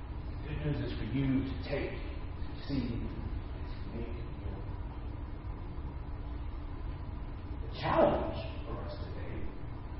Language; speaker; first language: English; native; English